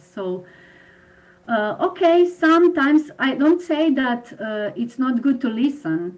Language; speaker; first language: English; non-native, fluent; Slovenian